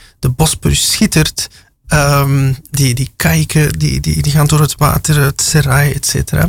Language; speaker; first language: Dutch; native; Dutch